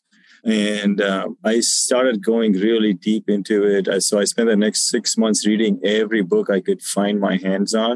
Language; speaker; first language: English; non-native, local second language; Tamil